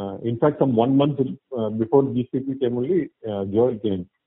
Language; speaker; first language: English; non-native, local second language; Tamil